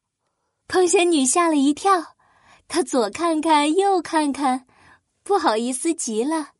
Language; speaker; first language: Chinese; native; Chinese